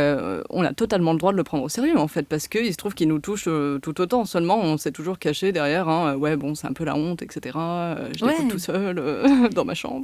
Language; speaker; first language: French; native; French